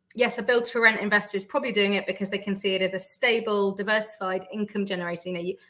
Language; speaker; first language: English; native; English